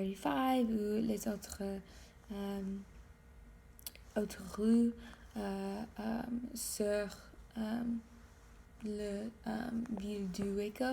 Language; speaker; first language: French; non-native, learner; English